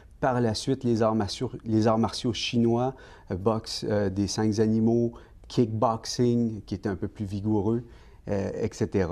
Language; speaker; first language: French; native; French